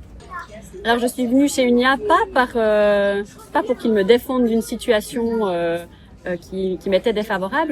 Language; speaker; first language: French; native; French